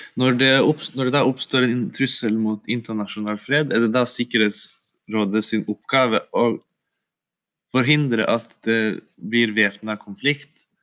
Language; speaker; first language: Norwegian; native; Norwegian